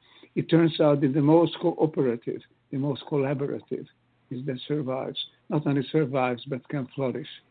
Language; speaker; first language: English; non-native, fluent; Hungarian